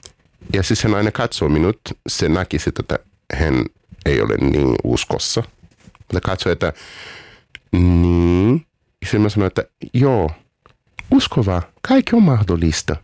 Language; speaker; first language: Finnish; non-native, fluent; Portuguese